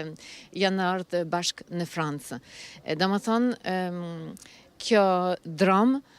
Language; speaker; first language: Albanian; early bilingual, heritage; Albanian